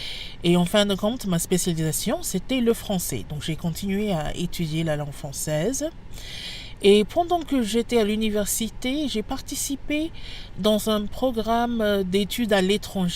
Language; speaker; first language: French; non-native, fluent; English